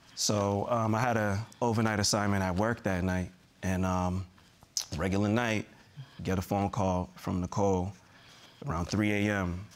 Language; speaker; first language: English; native; English